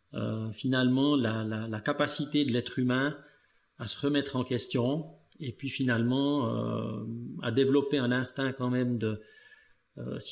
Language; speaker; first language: French; native; French